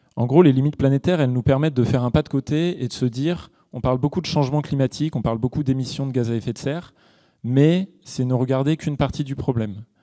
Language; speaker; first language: French; native; French